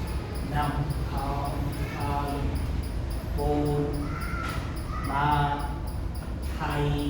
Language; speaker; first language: Vietnamese; non-native, learner; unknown